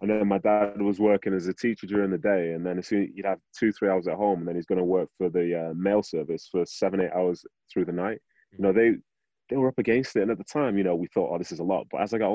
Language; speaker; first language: English; native; English